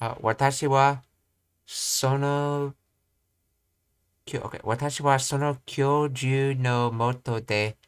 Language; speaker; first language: Japanese; non-native, learner; English